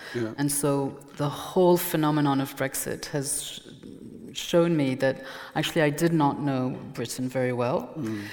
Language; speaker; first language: English; non-native, fluent; French